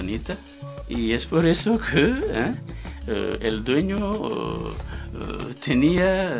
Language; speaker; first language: Spanish; non-native, fluent; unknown